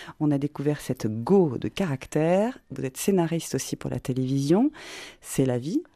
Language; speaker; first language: French; native; French